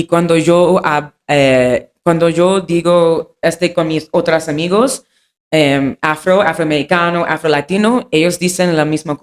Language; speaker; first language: Spanish; non-native, learner; English